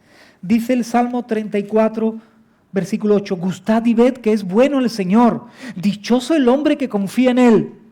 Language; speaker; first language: Spanish; native; Spanish